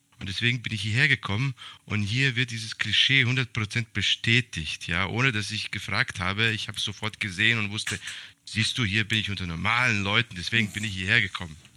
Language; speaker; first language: German; early bilingual, other home language; Serbian